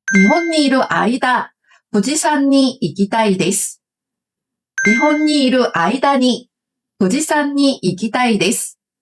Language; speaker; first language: Japanese; non-native, fluent; Korean